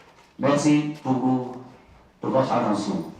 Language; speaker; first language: French; non-native, fluent; Chinese